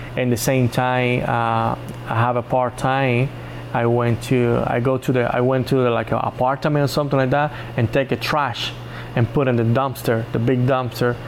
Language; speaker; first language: English; non-native, learner; Spanish